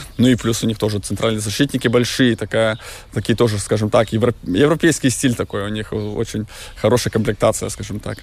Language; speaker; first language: Russian; non-native, local second language; Latvian